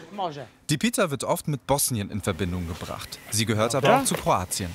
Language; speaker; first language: German; native; German